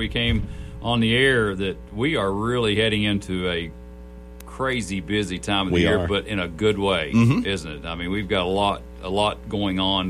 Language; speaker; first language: English; native; English